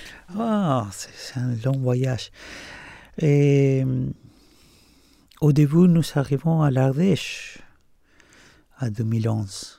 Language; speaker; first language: French; non-native, fluent; Spanish